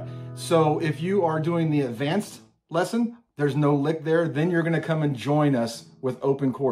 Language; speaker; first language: English; native; English